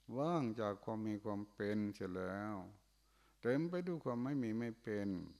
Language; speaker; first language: Thai; non-native, local second language; Northeastern Thai